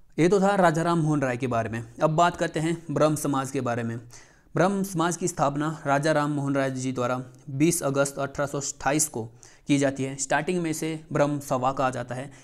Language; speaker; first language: Hindi; native; Hindi